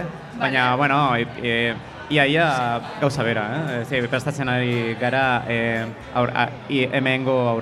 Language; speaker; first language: Basque; non-native, learner; Spanish